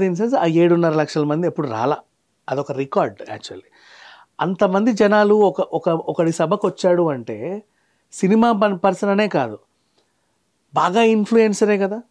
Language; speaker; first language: Telugu; native; Telugu